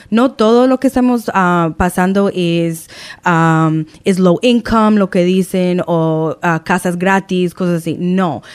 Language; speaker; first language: Spanish; early bilingual, heritage; Spanish